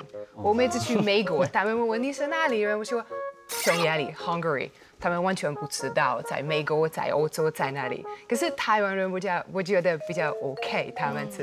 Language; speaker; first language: Chinese; non-native, fluent; Hungarian